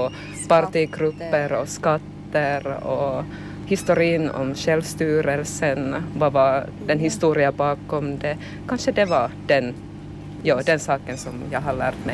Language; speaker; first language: Swedish; non-native, fluent; Finnish